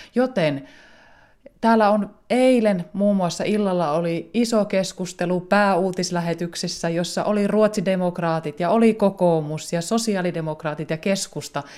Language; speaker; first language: Finnish; native; Finnish